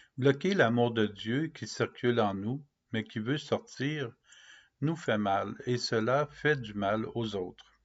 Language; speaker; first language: French; native; French